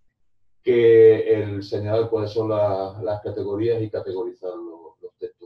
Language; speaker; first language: Spanish; native; Spanish